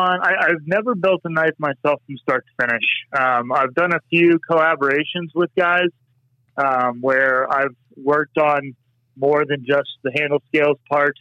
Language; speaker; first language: English; native; English